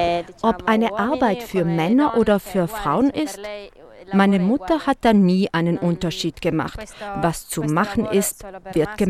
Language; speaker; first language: German; non-native, fluent; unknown